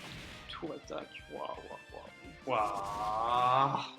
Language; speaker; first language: English; non-native, learner; French